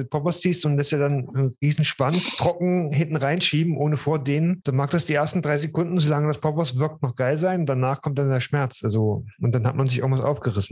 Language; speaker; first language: German; native; German